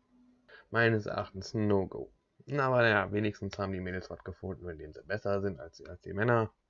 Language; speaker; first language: German; native; German